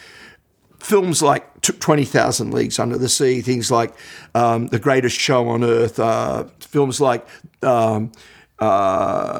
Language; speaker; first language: English; native; English